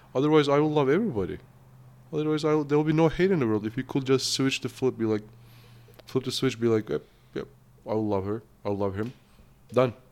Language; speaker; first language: English; non-native, fluent; Turkish